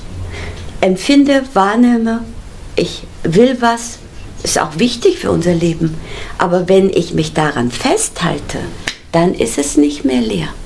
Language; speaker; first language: German; non-native, fluent; Korean